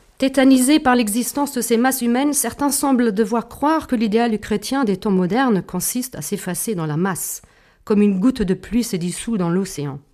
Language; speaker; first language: French; non-native, fluent; German